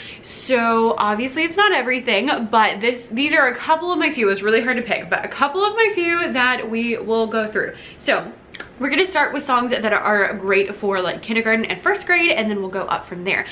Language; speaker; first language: English; native; English